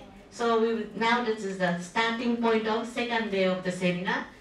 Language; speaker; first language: English; non-native, local second language; Japanese